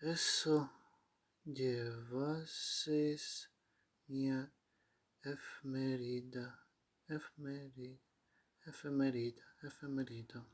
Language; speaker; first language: Greek; non-native, learner; Ukrainian